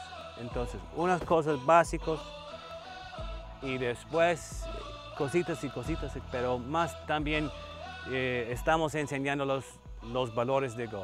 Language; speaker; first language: Spanish; non-native, learner; English